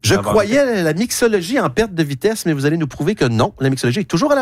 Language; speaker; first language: French; native; French